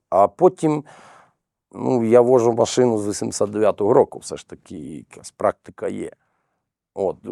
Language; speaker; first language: Ukrainian; native; Ukrainian